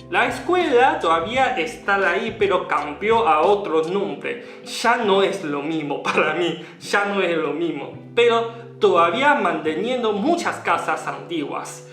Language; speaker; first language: Spanish; non-native, learner; Chinese